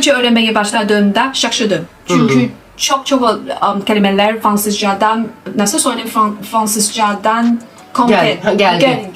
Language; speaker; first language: Turkish; non-native, learner; Chinese